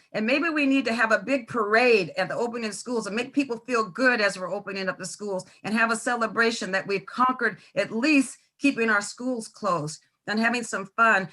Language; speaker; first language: English; native; English